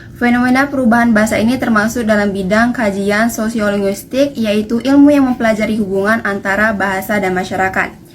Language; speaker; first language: Indonesian; non-native, local second language; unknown